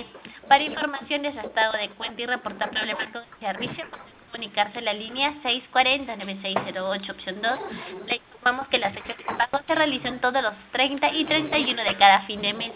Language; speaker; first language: Spanish; native; Spanish